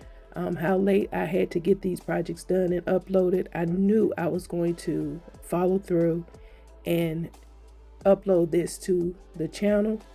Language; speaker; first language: English; native; English